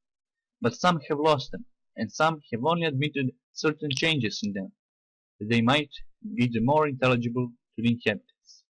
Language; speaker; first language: English; non-native, fluent; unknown